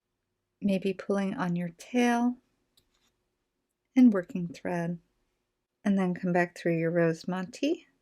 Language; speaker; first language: English; native; English